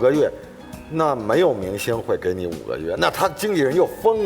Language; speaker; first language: Chinese; native; Chinese